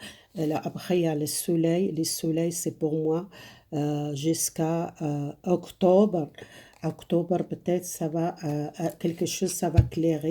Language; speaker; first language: French; non-native, fluent; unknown